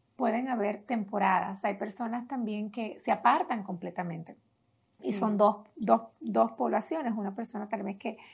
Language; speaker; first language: Spanish; native; Spanish